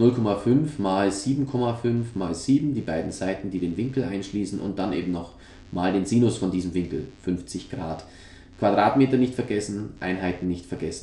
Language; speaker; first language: German; native; German